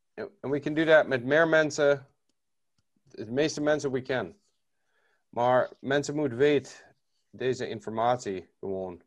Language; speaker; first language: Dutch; non-native, learner; English